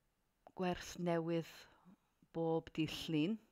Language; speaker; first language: Welsh; non-native, learner; English